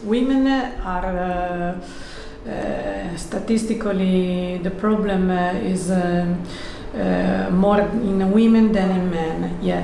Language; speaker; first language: English; non-native, learner; Italian